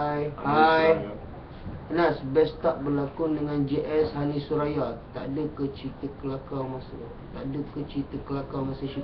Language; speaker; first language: Malay; native; Malay